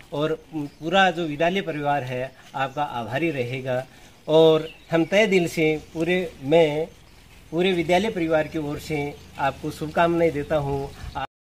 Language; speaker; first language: Hindi; native; Hindi